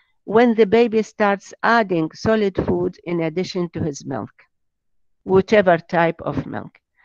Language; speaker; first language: English; non-native, fluent; Arabic